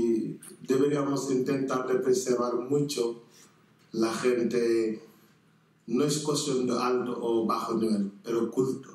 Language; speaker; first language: Spanish; non-native, fluent; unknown